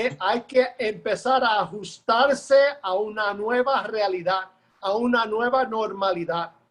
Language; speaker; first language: Spanish; early bilingual, heritage; Spanish